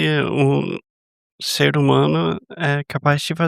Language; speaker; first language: Portuguese; non-native, fluent; English